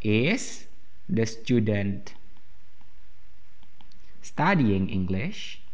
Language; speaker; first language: English; non-native, fluent; Indonesian